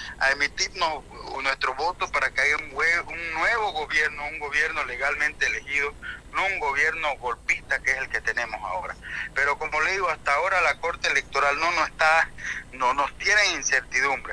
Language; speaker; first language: Spanish; native; Spanish